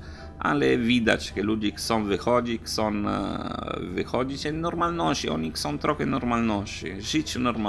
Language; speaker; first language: Polish; non-native, learner; Italian